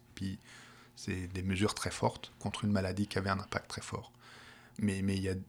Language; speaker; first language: French; native; French